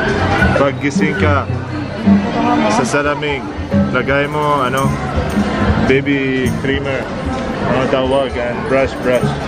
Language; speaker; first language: Filipino; non-native, learner; Arabic